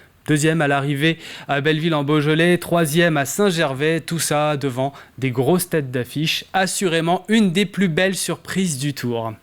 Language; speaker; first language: French; native; French